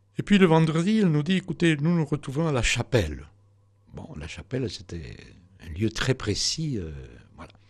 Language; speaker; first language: French; non-native, fluent; Spanish